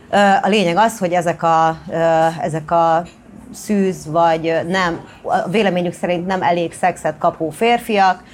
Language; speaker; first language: Hungarian; native; Hungarian